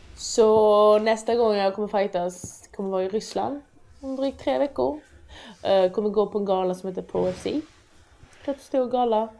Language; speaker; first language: Swedish; early bilingual, other home language; Persian